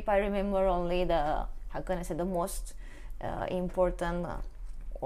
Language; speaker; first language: English; non-native, learner; Spanish